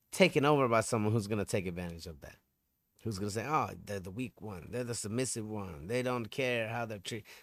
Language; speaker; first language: English; native; English